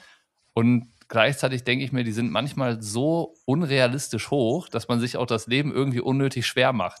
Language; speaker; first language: German; native; German